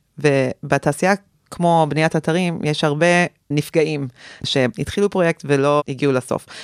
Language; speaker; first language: Hebrew; early bilingual, heritage; Hebrew